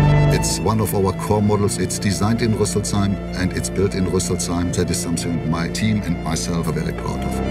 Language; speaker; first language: English; non-native, fluent; German